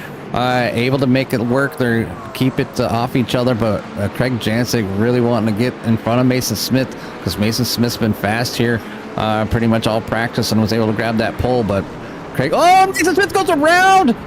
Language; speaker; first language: English; native; English